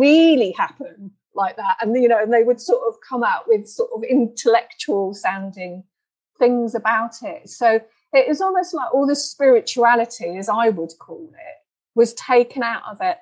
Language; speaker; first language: English; native; English